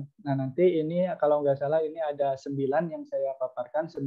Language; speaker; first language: Indonesian; native; Indonesian